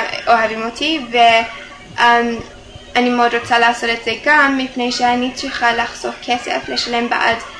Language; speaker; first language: Hebrew; non-native, fluent; English